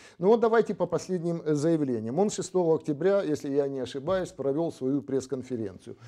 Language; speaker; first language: Russian; native; Russian